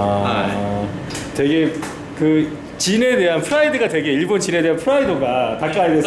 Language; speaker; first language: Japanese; non-native, learner; Korean